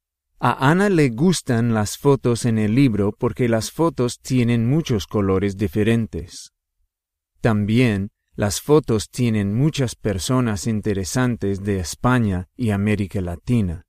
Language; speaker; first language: Spanish; non-native, fluent; English